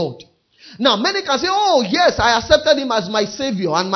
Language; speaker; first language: English; non-native, local second language; Yoruba